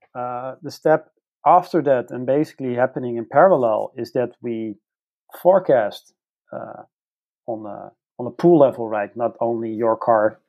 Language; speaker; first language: English; non-native, fluent; Dutch